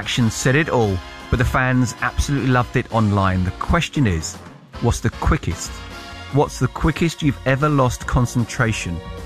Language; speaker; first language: English; native; English